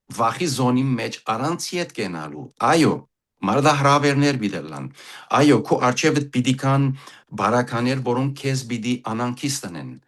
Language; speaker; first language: Armenian; early bilingual, heritage; Armenian